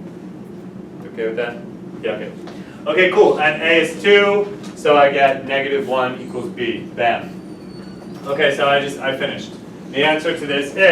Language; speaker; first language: English; native; English